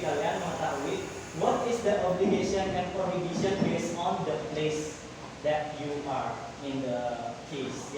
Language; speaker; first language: English; non-native, learner; Indonesian